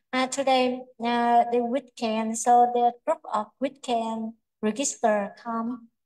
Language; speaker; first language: English; non-native, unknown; Vietnamese